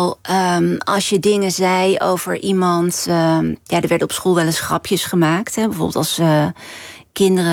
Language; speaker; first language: Dutch; native; Dutch